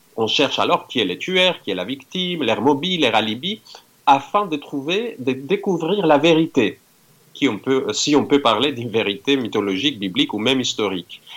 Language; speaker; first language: French; non-native, fluent; Greek